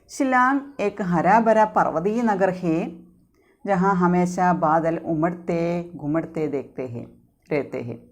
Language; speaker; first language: Hindi; non-native, local second language; Malayalam